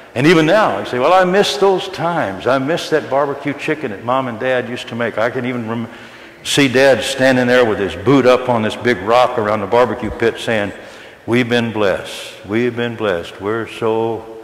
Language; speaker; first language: English; native; English